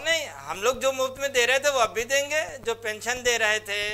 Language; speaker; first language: Hindi; native; Hindi